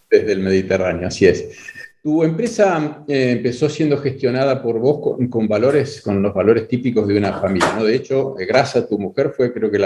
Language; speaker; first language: Spanish; native; Spanish